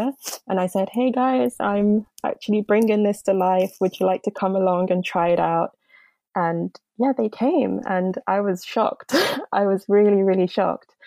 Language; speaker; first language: English; non-native, local second language; Yoruba